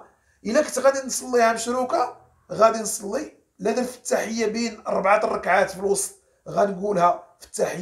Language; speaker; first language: Arabic; native; Arabic